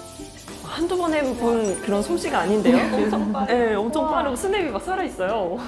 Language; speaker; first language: Korean; native; Korean